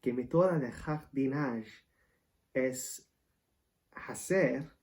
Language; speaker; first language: Spanish; non-native, learner; English